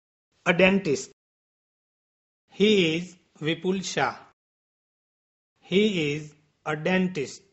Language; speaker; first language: English; non-native, local second language; Gujarati